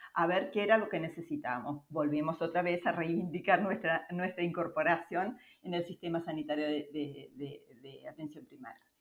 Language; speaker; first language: Spanish; native; Spanish